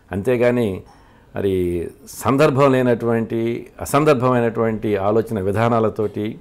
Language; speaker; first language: Telugu; native; Telugu